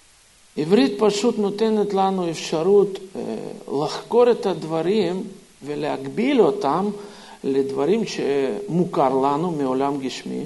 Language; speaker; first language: Hebrew; non-native, fluent; Russian